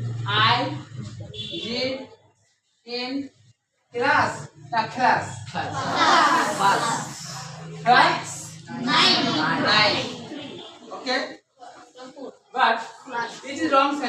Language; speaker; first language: English; non-native, local second language; Bangla